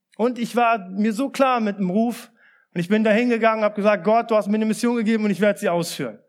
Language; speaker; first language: German; early bilingual, other home language; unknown